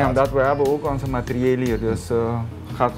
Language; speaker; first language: Dutch; non-native, local second language; Papiamento